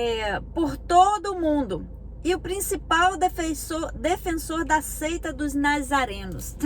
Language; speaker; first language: Portuguese; native; Portuguese